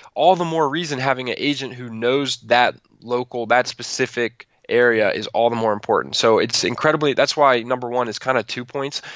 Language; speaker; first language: English; native; English